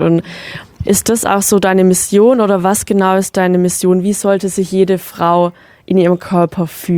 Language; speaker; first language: German; native; German